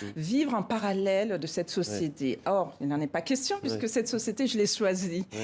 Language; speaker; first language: French; non-native, local second language; Bambara